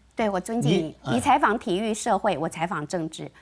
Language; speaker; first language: Chinese; native; Chinese